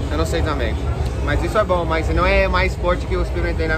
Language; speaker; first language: Portuguese; non-native, fluent; English